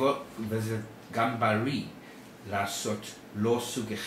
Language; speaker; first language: Hebrew; non-native, learner; English